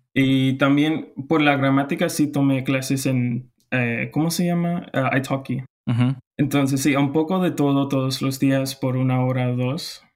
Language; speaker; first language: Spanish; non-native, fluent; English